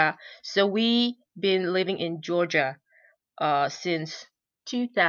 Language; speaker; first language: English; non-native, local second language; Chinese